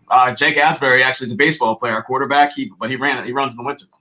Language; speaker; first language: English; native; English